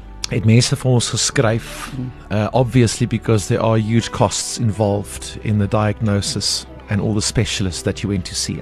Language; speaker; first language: English; non-native, local second language; Afrikaans